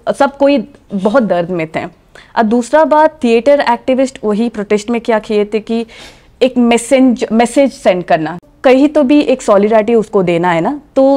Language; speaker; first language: Hindi; non-native, local second language; Kannada